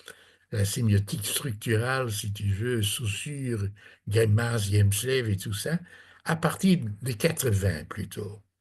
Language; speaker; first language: French; non-native, fluent; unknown